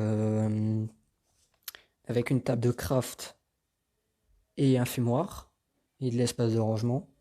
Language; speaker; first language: French; native; French